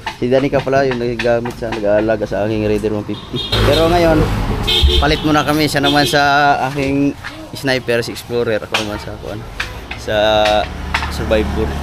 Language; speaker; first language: Filipino; non-native, local second language; Cebuano